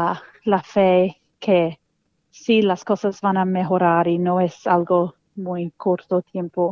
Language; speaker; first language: Spanish; non-native, fluent; English